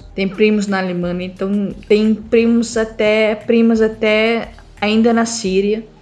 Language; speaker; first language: Portuguese; non-native, fluent; Arabic